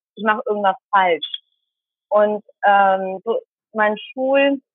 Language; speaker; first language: German; early bilingual, other home language; Tamil